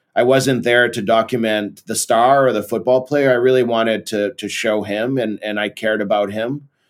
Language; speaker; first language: English; early bilingual, other home language; Portuguese